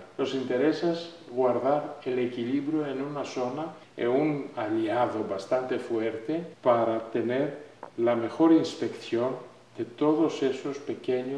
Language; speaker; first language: Spanish; non-native, fluent; Greek